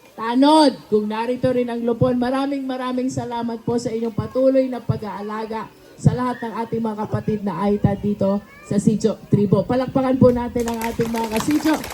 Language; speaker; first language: Filipino; native; Filipino